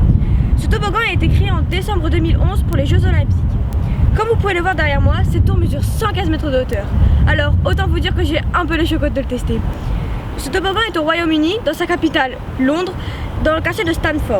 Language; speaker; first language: French; native; French